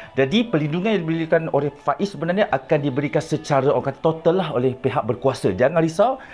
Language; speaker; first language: Malay; native; Malay